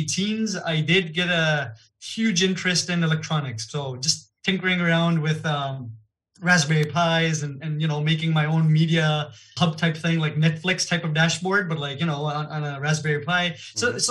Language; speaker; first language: English; non-native, fluent; Gujarati